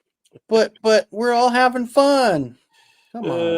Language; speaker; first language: English; native; English